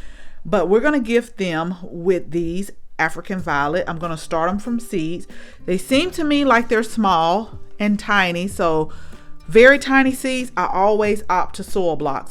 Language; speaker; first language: English; native; English